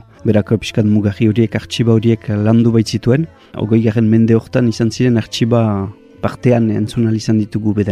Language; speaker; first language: Basque; native; Basque